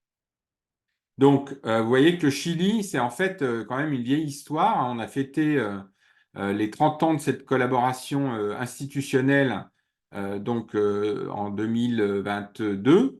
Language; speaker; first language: French; native; French